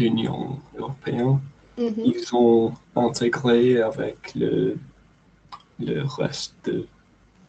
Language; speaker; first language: French; non-native, learner; English